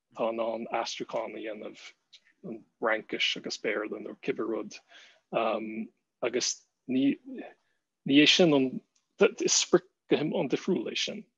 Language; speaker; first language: Irish; non-native, fluent; English